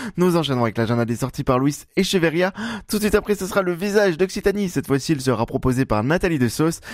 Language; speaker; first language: French; native; French